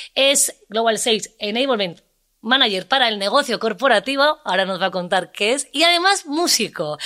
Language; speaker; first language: Spanish; native; Spanish